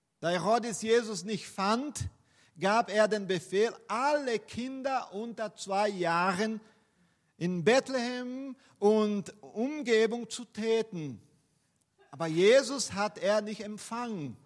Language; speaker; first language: German; non-native, fluent; Portuguese